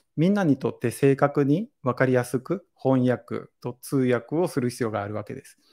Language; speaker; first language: Japanese; non-native, fluent; Spanish